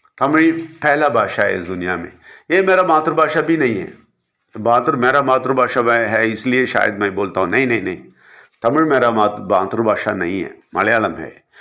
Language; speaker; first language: Hindi; non-native, local second language; Malayalam